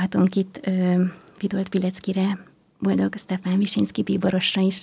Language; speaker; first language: Hungarian; native; Hungarian